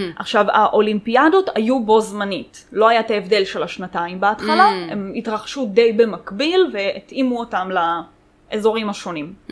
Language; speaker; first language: Hebrew; early bilingual, other home language; Russian